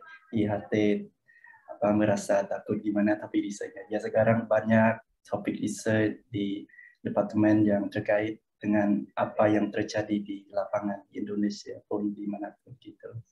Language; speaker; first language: Indonesian; non-native, fluent; Khmer